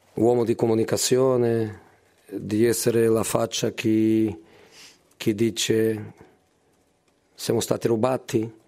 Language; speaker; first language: Italian; non-native, fluent; Portuguese